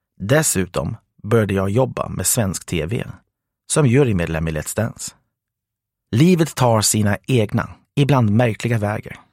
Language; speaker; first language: Swedish; non-native, fluent; English